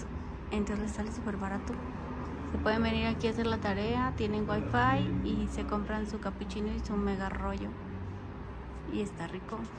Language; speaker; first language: Spanish; native; Spanish